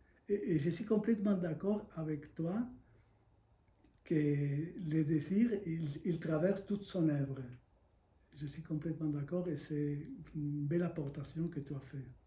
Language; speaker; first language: French; non-native, fluent; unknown